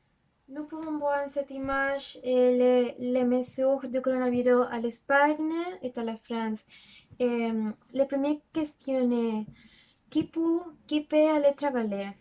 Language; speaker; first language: French; non-native, learner; Spanish